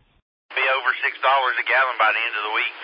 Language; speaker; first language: English; native; English